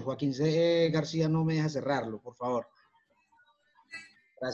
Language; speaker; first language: Spanish; native; Spanish